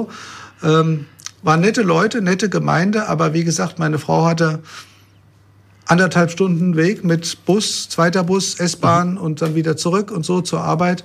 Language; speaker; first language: German; native; German